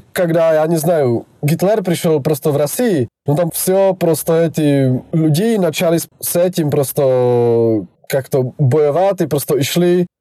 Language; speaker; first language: Russian; non-native, fluent; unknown